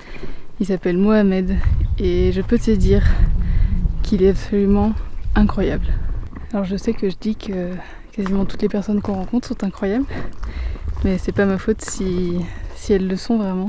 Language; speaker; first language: French; native; French